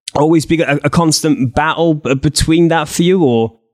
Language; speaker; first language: English; native; English